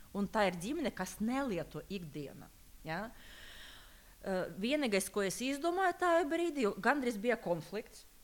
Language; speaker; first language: Latvian; non-native, local second language; Russian